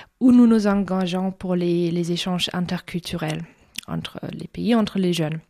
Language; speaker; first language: French; non-native, fluent; German